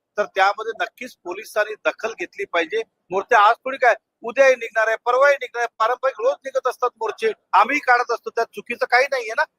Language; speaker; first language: Marathi; non-native, local second language; Hindi